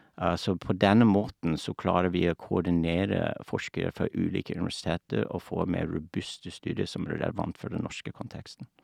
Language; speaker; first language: Norwegian; non-native, fluent; English